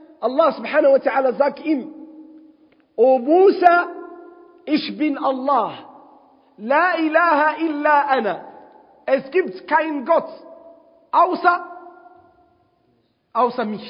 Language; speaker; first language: German; non-native, fluent; Arabic